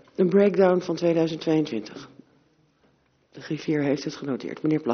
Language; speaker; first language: Dutch; native; Dutch